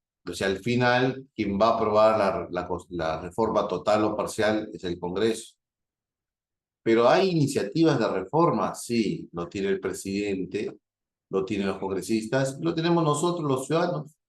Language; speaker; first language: Spanish; native; Spanish